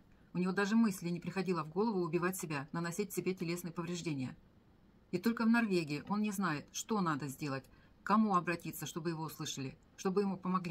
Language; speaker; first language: Russian; native; Russian